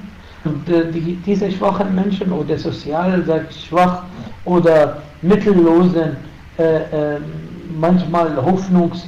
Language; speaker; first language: German; non-native, fluent; Arabic